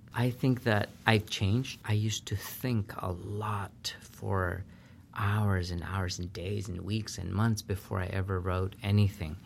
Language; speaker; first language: English; non-native, fluent; Spanish